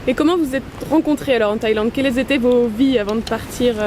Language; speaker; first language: French; native; French